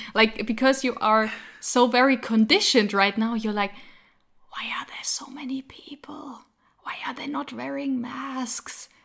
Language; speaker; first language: English; non-native, fluent; German